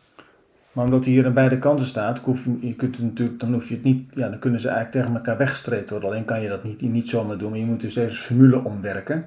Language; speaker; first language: Dutch; native; Dutch